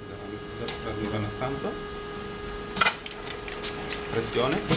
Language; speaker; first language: Bulgarian; non-native, learner; Italian